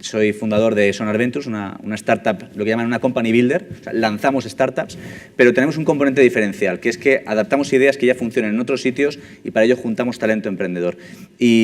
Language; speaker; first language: Spanish; native; Spanish